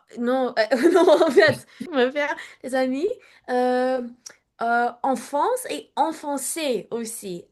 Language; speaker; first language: French; non-native, learner; English